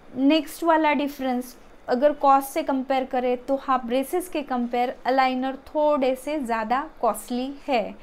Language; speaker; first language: Hindi; non-native, local second language; Marathi